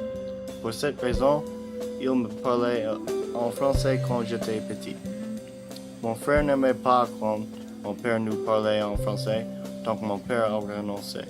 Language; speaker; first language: French; non-native, learner; English